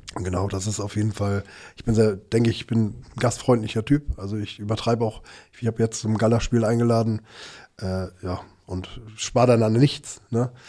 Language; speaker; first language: German; early bilingual, other home language; Turkish